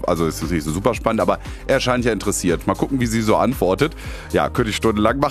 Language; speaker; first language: German; native; German